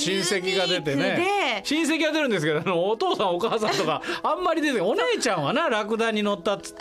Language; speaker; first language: Japanese; native; Japanese